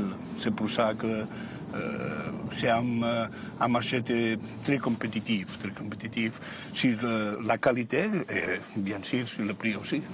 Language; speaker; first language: French; non-native, learner; Spanish